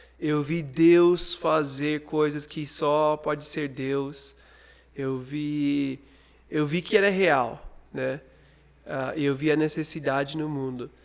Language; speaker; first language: Portuguese; non-native, fluent; English